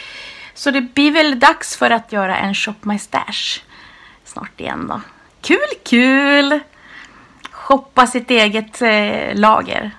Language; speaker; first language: Swedish; native; Swedish